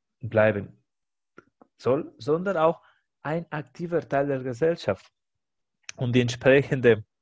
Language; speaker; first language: German; non-native, fluent; Spanish